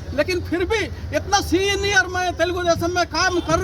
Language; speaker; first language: Hindi; non-native, local second language; Telugu